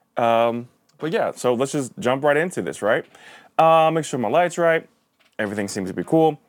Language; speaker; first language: English; native; English